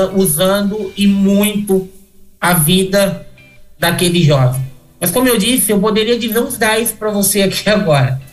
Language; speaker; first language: Portuguese; native; Portuguese